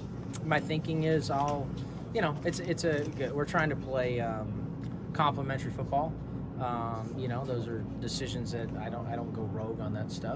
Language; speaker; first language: English; native; English